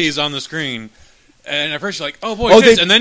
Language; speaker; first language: English; native; English